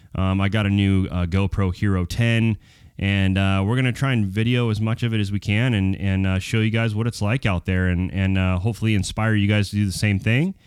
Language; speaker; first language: English; native; English